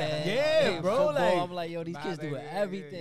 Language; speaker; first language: English; native; English